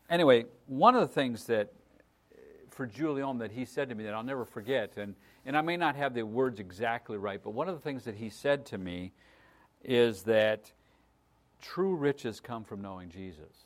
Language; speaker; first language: English; native; English